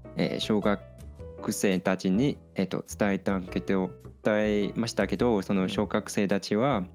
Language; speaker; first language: Japanese; non-native, fluent; Chinese